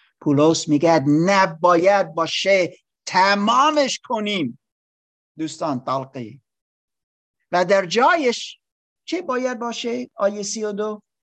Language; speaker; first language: Persian; non-native, learner; English